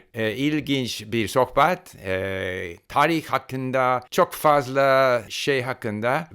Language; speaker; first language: Turkish; non-native, learner; English